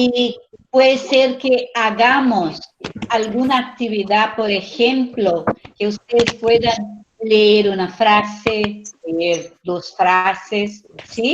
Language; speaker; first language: Spanish; non-native, fluent; Portuguese